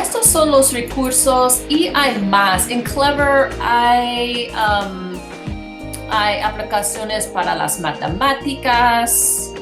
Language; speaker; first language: Spanish; non-native, fluent; English